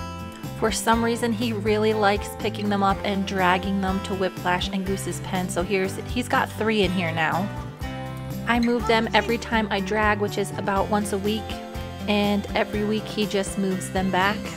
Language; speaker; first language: English; native; English